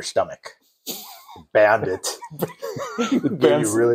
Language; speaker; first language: English; native; English